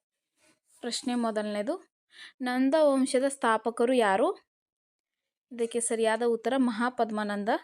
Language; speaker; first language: Kannada; native; Kannada